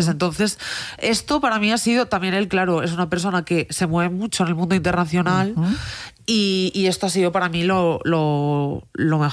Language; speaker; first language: Spanish; native; Spanish